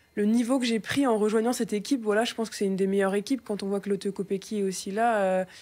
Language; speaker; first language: French; native; French